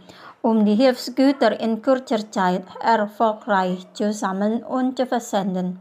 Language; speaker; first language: German; non-native, fluent; Indonesian